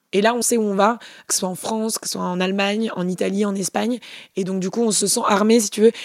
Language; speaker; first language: French; native; French